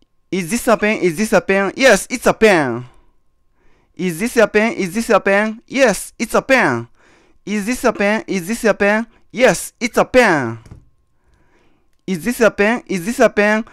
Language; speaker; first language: English; non-native, learner; Japanese